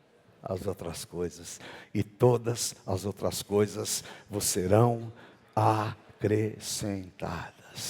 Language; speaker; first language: Portuguese; native; Portuguese